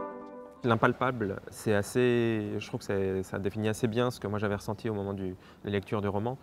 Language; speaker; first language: French; native; French